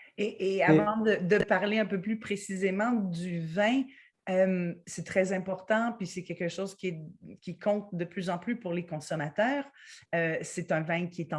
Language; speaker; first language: French; native; French